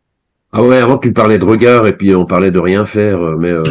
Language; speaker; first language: French; native; French